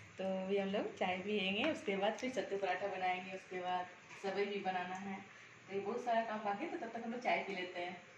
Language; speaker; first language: Hindi; non-native, local second language; Bangla